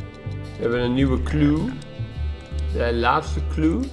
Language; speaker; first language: Dutch; native; Dutch